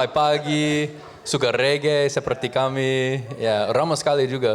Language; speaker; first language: Indonesian; non-native, learner; English